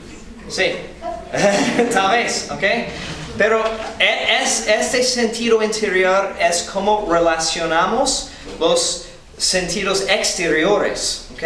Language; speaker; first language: Spanish; non-native, fluent; English